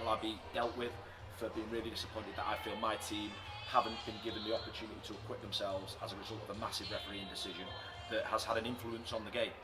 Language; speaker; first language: English; native; English